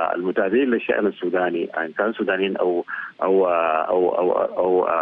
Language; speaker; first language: Arabic; native; Arabic